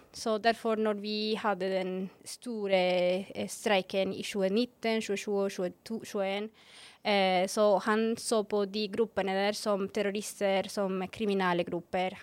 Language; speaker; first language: Norwegian; non-native, fluent; Spanish